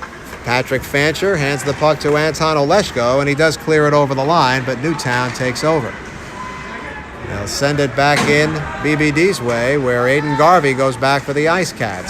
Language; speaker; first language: English; native; English